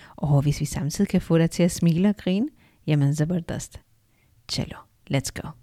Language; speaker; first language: Danish; early bilingual, other home language; Urdu